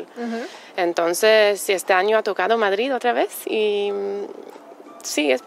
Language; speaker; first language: Spanish; non-native, fluent; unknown